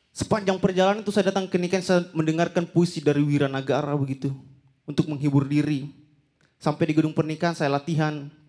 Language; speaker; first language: Indonesian; native; Indonesian